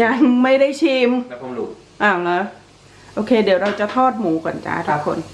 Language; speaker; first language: Thai; native; Thai